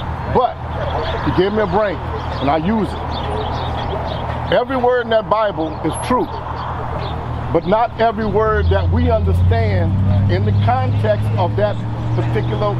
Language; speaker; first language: English; native; English